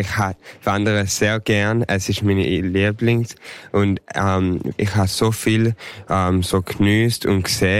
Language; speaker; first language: German; early bilingual, heritage; English